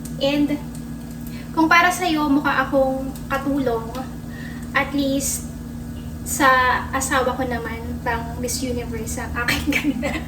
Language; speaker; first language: Filipino; native; Filipino